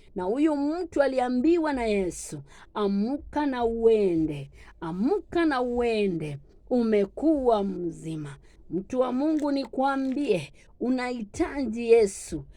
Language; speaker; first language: Swahili; non-native, local second language; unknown